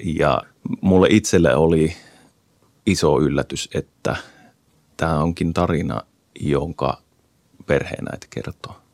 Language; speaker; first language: Finnish; native; Finnish